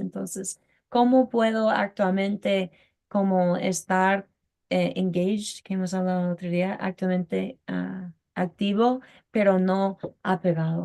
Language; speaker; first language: Spanish; non-native, learner; English